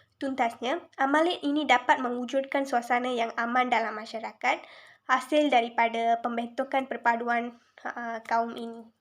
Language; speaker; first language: Malay; non-native, local second language; Tamil